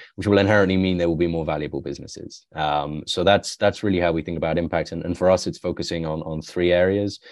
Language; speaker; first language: English; native; English